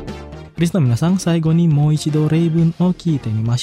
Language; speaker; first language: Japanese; non-native, fluent; Indonesian